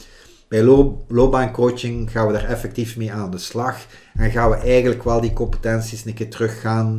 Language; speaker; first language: Dutch; native; Dutch